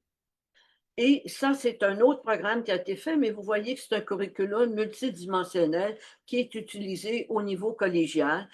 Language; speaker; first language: French; native; French